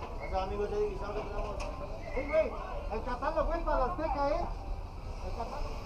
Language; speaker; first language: Spanish; native; Spanish